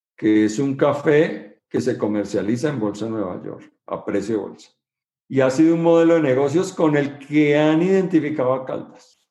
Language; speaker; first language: Spanish; native; Spanish